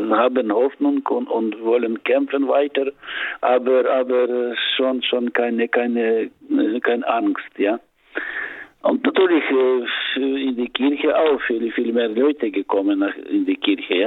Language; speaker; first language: German; non-native, learner; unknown